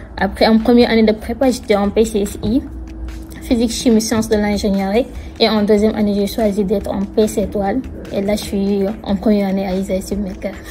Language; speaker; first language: French; non-native, local second language; Wolof